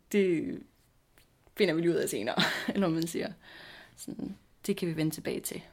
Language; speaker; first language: Danish; native; Danish